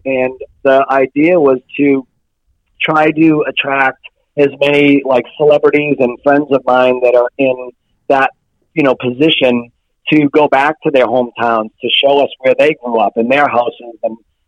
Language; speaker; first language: English; native; English